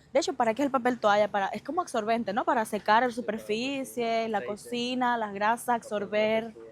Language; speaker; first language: Spanish; native; Spanish